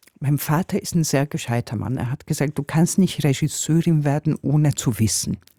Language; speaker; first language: German; non-native, fluent; Hungarian